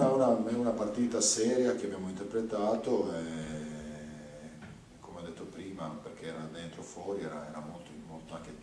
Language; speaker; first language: Italian; non-native, fluent; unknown